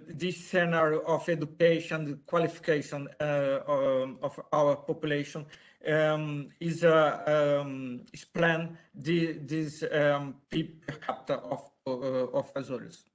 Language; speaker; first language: English; non-native, learner; Portuguese